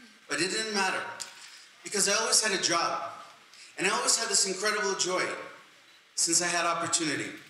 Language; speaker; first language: English; non-native, fluent; Russian